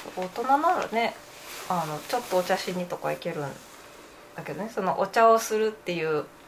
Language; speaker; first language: Japanese; native; Japanese